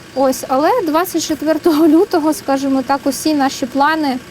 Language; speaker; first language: Ukrainian; native; Ukrainian